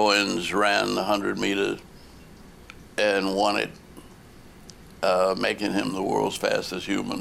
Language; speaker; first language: English; native; English